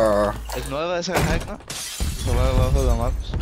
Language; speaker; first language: Spanish; early bilingual, heritage; English